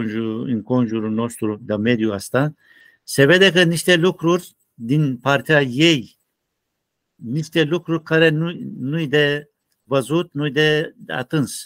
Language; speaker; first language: Romanian; non-native, learner; Turkish